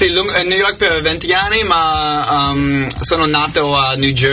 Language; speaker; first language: Italian; non-native, learner; English